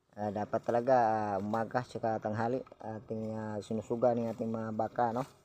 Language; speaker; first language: Filipino; non-native, local second language; Cebuano